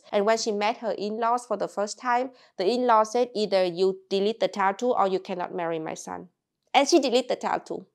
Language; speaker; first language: English; non-native, fluent; Vietnamese